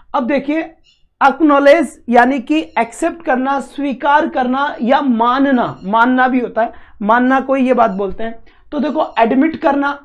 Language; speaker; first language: Hindi; native; Hindi